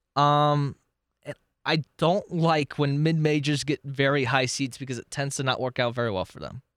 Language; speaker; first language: English; native; English